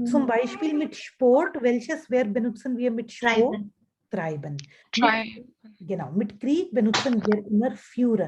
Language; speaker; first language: German; non-native, fluent; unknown